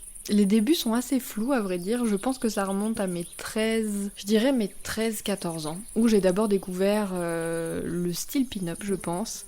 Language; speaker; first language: French; native; French